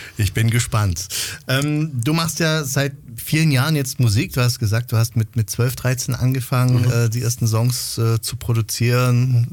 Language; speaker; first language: German; native; German